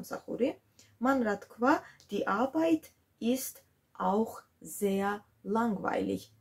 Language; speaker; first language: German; non-native, fluent; Georgian